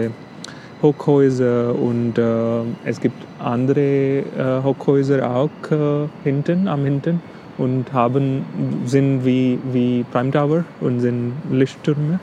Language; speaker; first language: German; non-native, fluent; English